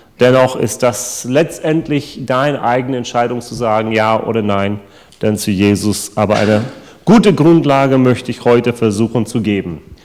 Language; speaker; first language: German; non-native, fluent; English